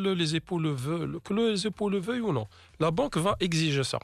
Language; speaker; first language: French; non-native, local second language; Arabic